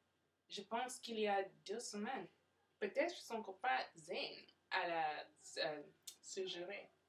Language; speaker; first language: French; non-native, learner; English